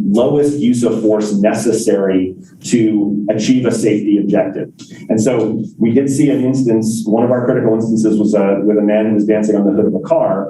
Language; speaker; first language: English; native; English